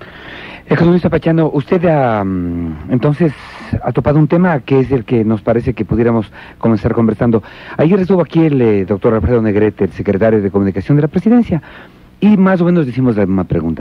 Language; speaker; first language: Spanish; native; Spanish